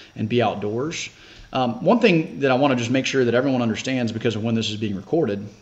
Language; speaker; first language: English; native; English